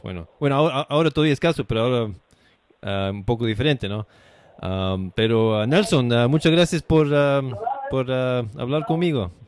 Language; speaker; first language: Spanish; non-native, fluent; English